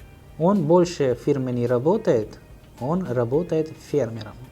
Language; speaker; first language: Russian; non-native, fluent; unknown